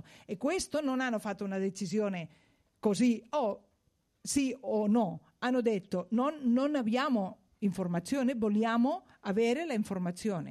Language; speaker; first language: Italian; non-native, fluent; Spanish